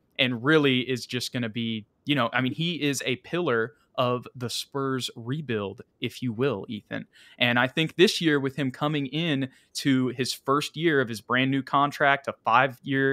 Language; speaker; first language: English; native; English